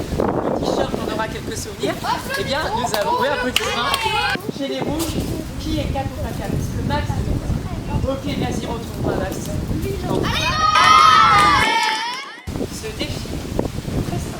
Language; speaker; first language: French; native; French